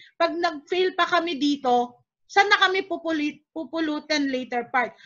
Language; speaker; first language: Filipino; native; Filipino